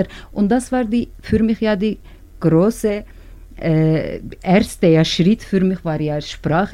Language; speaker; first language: German; non-native, learner; Turkish